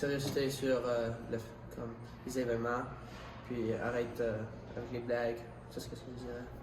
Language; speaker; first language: French; non-native, local second language; English